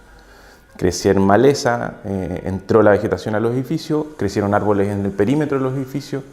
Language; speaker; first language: Spanish; native; Spanish